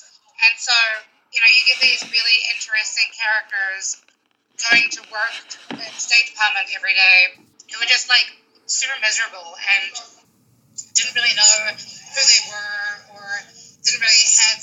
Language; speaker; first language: English; native; English